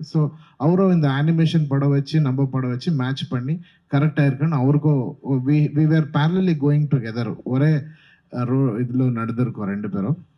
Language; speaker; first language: Tamil; non-native, fluent; Kannada